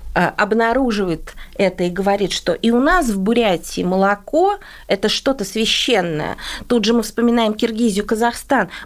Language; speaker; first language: Russian; non-native, fluent; Arabic